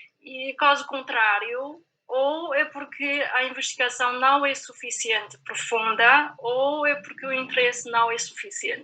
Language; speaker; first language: Portuguese; non-native, fluent; Chinese